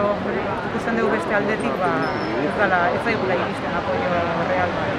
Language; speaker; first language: Basque; native; Basque